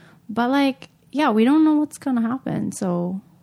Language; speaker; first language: English; non-native, fluent; Japanese